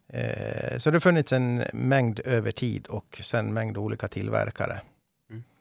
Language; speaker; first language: Swedish; native; Swedish